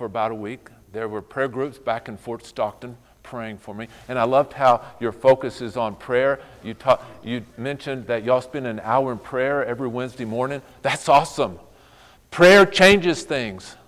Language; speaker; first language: English; native; English